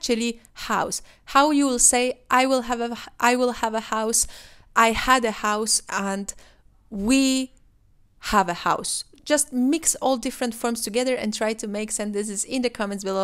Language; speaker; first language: English; non-native, fluent; Polish